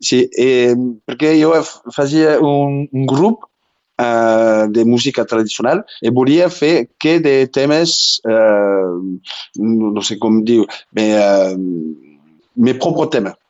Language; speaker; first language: Catalan; non-native, local second language; French